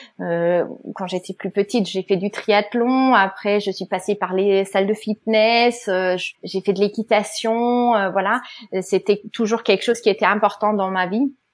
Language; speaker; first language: French; non-native, fluent; German